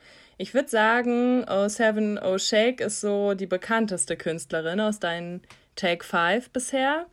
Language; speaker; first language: German; native; German